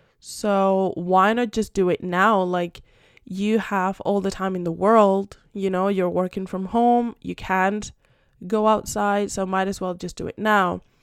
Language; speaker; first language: English; non-native, fluent; Spanish